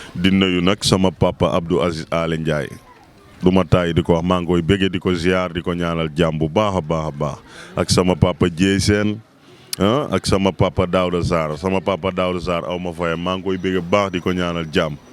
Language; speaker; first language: Wolof; native; Wolof